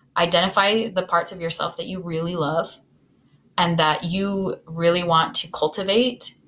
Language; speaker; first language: English; native; English